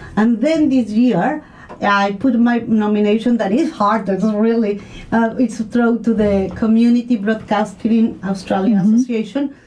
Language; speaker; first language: English; non-native, learner; Spanish